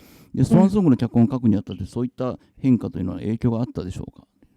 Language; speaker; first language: Japanese; native; Japanese